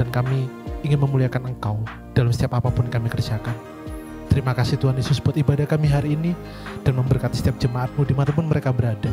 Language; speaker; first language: Indonesian; native; Indonesian